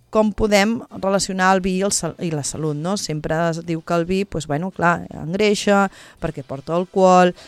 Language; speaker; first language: Catalan; native; Catalan